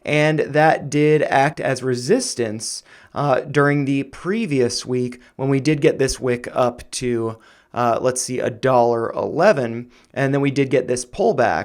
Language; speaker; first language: English; native; English